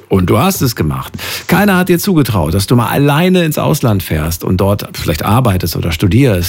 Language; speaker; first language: German; native; German